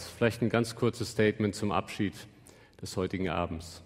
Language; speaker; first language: German; native; German